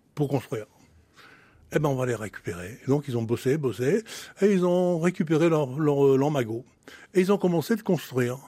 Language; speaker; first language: French; native; French